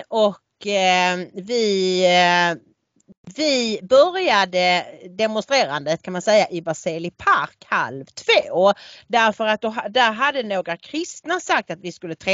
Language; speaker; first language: Swedish; native; Swedish